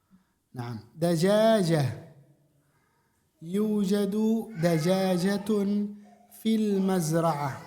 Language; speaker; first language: Arabic; non-native, fluent; Indonesian